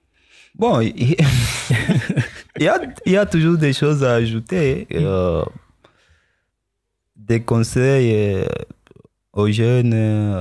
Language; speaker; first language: French; non-native, local second language; Swahili